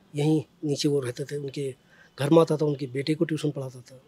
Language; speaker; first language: Hindi; native; Hindi